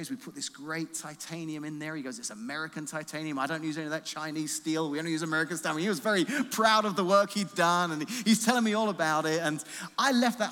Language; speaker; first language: English; native; English